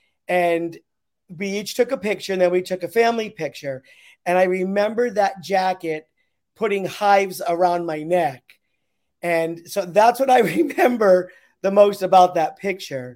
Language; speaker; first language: English; native; English